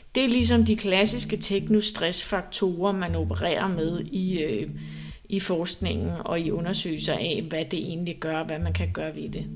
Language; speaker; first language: Danish; native; Danish